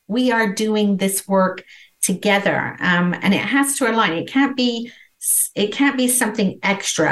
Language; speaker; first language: English; native; English